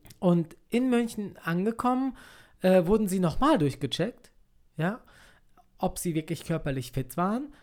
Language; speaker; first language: German; early bilingual, other home language; Turkish